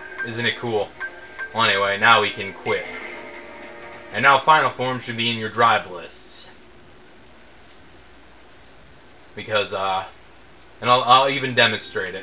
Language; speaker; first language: English; native; English